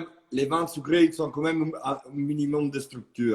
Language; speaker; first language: French; non-native, fluent; Italian